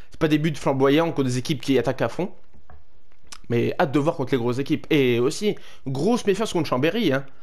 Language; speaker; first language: French; native; French